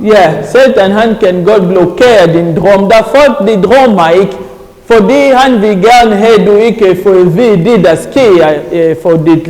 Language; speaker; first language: Danish; non-native, fluent; French